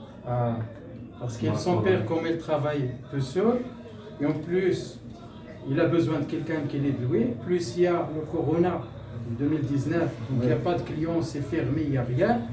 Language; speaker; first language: French; non-native, local second language; Arabic